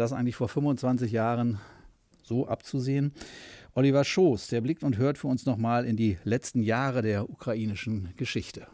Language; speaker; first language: German; native; German